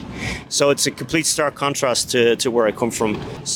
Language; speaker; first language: English; native; English